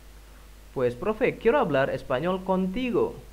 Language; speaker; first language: Spanish; non-native, fluent; Indonesian